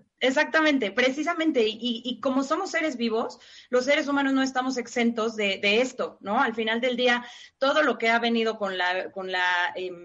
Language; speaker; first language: Spanish; native; Spanish